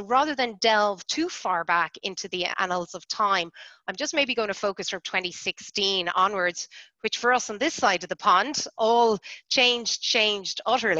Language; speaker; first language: English; native; English